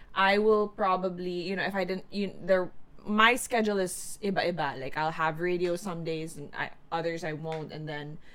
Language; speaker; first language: English; non-native, local second language; Filipino